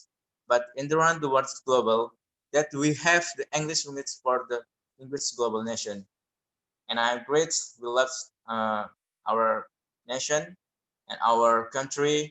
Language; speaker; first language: English; non-native, learner; Indonesian